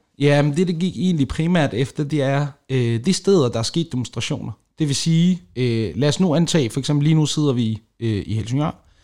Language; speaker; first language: Danish; early bilingual, other home language; Kurdish